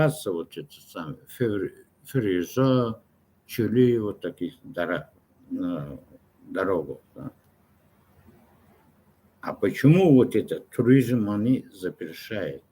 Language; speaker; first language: Russian; non-native, local second language; Turkmen